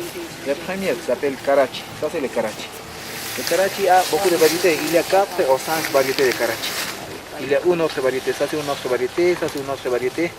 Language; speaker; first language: French; non-native, learner; Spanish